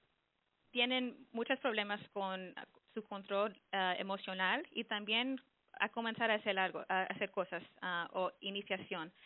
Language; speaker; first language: Spanish; early bilingual, heritage; English